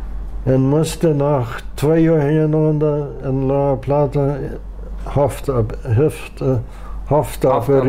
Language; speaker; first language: German; non-native, local second language; Plautdietsch